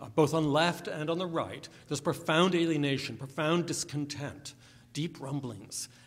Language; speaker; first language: English; native; English